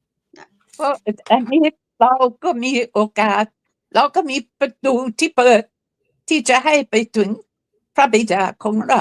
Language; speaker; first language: Thai; non-native, fluent; English